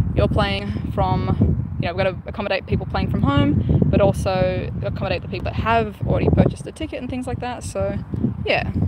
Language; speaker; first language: English; native; English